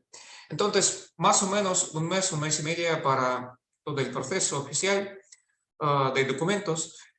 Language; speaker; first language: Spanish; non-native, fluent; Russian